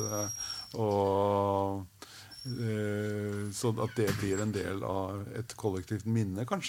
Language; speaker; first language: Norwegian; native; Norwegian